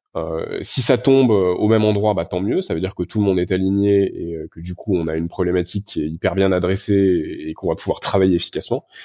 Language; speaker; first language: French; native; French